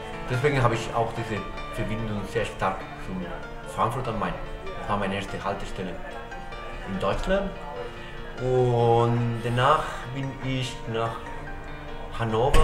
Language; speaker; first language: German; non-native, fluent; Spanish